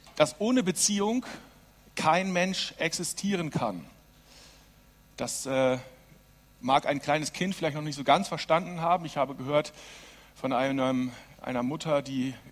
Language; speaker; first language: German; native; German